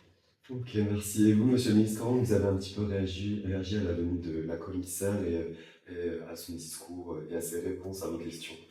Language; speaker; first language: French; native; French